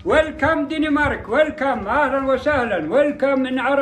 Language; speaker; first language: English; non-native, learner; Arabic